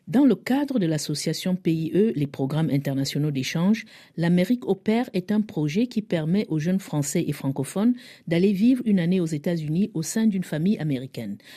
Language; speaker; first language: French; native; French